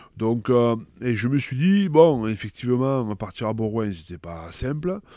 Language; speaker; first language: French; native; French